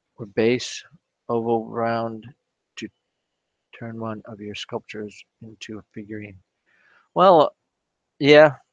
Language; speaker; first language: English; native; English